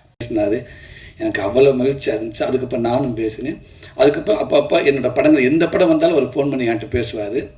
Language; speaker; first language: Tamil; native; Tamil